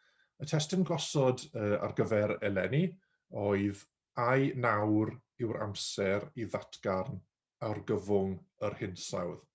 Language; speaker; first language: Welsh; native; Welsh